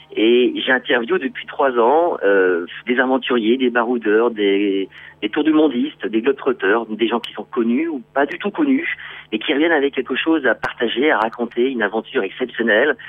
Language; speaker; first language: French; native; French